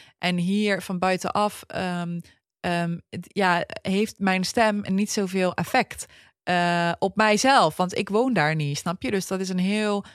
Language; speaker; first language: Dutch; early bilingual, other home language; Turkish